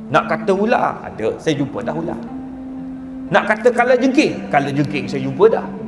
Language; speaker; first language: Malay; native; Malay